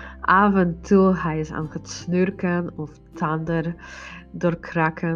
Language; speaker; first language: Dutch; non-native, learner; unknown